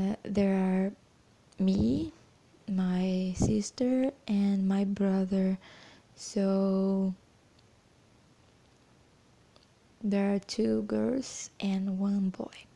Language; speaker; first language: English; non-native, fluent; Portuguese